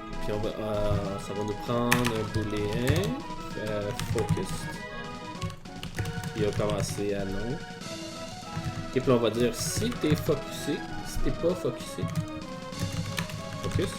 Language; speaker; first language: French; native; French